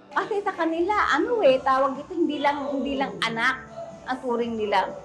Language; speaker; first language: Filipino; native; Filipino